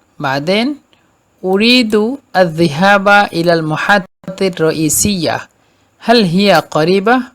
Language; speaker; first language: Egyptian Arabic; non-native, fluent; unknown